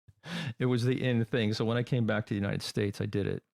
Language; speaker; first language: English; native; English